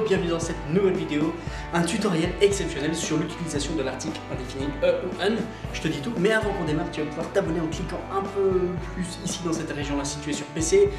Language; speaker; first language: French; non-native, fluent; English